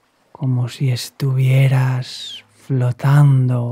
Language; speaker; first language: Spanish; native; Spanish